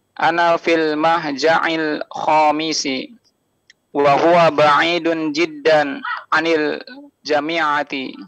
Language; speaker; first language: Arabic; non-native, learner; Indonesian